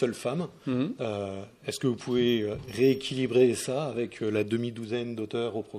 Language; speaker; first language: French; native; French